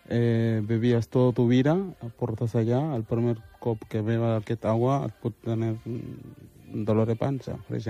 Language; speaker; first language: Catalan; early bilingual, other home language; Wolof